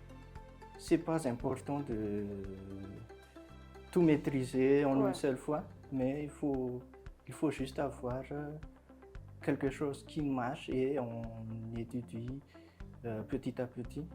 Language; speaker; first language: French; non-native, local second language; Malagasy